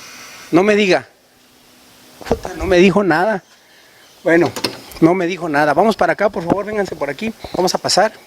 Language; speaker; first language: Spanish; native; Spanish